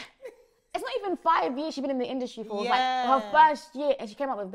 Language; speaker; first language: English; native; English